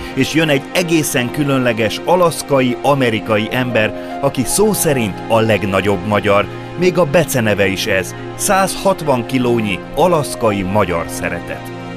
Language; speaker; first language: Hungarian; native; Hungarian